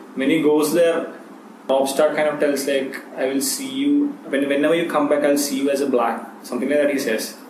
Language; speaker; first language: English; non-native, local second language; Malayalam